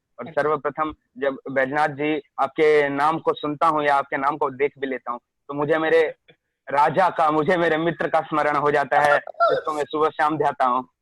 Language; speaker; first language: Hindi; native; Hindi